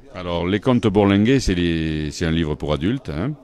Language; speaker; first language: French; native; French